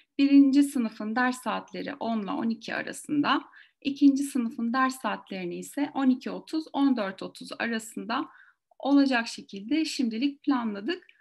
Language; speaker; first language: Turkish; native; Turkish